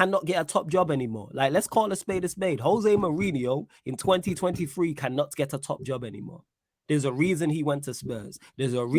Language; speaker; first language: English; native; English